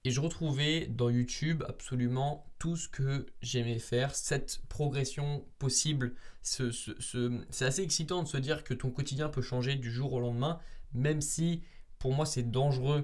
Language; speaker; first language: French; native; French